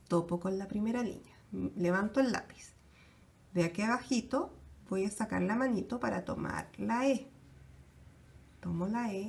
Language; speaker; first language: Spanish; native; Spanish